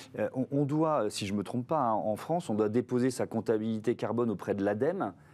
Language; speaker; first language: French; native; French